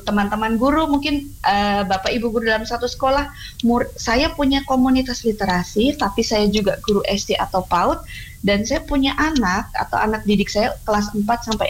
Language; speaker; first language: Indonesian; non-native, local second language; Javanese